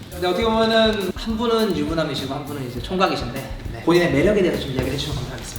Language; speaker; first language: Korean; native; Korean